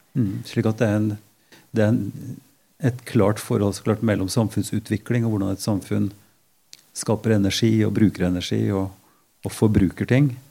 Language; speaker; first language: Norwegian; native; Norwegian